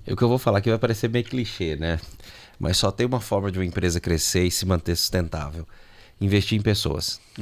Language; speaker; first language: Portuguese; native; Portuguese